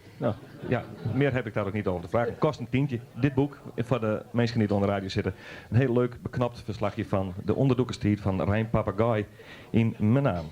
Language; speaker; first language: Dutch; non-native, local second language; Western Frisian